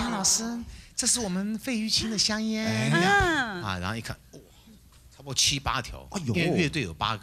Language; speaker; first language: Chinese; native; Chinese